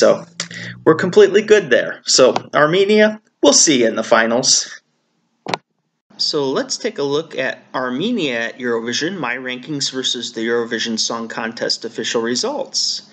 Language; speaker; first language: English; native; English